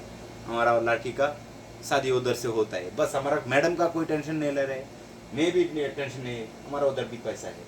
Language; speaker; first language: Hindi; non-native, learner; Bangla